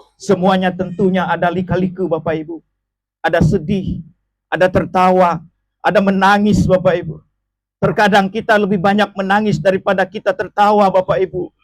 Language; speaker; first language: Indonesian; non-native, local second language; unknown